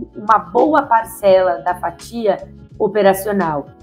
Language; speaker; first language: Portuguese; native; Portuguese